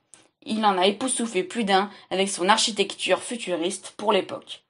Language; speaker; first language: French; native; French